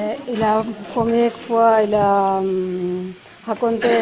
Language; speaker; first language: French; non-native, learner; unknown